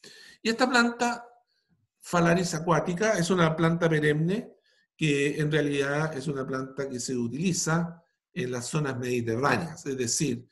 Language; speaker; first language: Spanish; native; Spanish